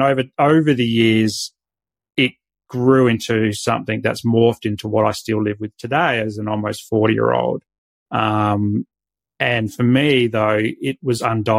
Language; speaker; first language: English; native; English